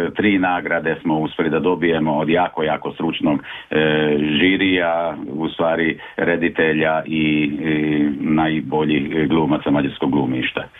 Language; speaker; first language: Serbian; early bilingual, heritage; Serbian